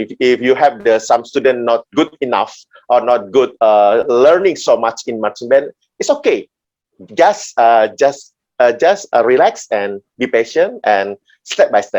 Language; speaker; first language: English; non-native, learner; Indonesian